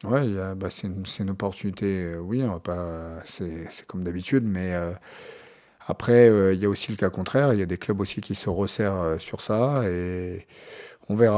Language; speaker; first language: French; native; French